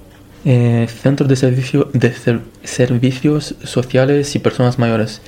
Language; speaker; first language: Spanish; non-native, fluent; Romanian